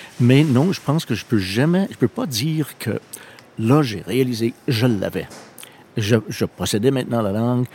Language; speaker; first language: French; non-native, local second language; English